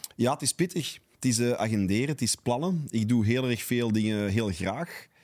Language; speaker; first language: Dutch; native; Dutch